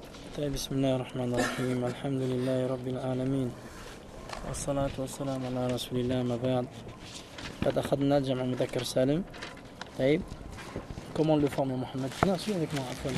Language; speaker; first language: Arabic; non-native, fluent; French